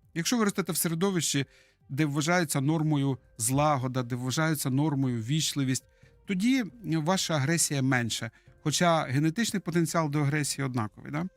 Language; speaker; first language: Ukrainian; native; Ukrainian